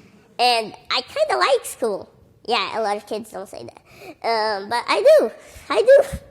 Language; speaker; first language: English; early bilingual, other home language; Portuguese